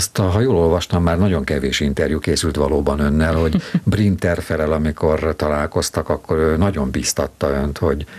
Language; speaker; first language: Hungarian; native; Hungarian